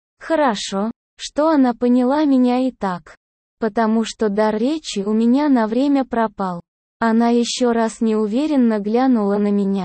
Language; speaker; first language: Russian; native; Russian